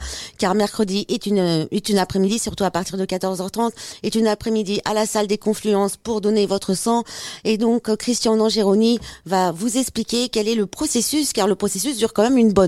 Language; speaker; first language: French; native; French